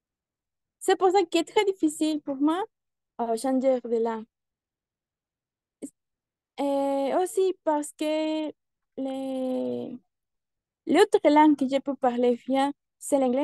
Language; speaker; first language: French; non-native, learner; Spanish